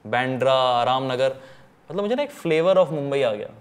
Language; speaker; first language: Hindi; native; Hindi